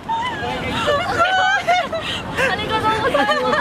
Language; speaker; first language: Japanese; non-native, learner; Thai